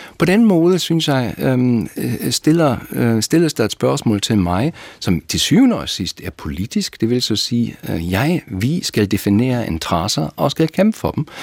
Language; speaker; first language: Danish; non-native, fluent; German